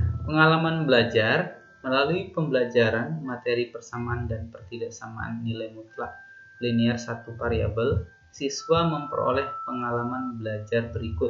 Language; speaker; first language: Indonesian; native; Indonesian